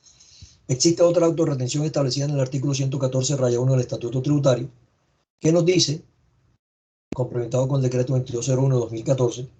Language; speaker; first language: Spanish; native; Spanish